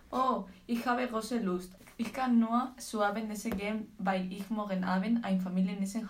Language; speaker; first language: German; non-native, learner; Spanish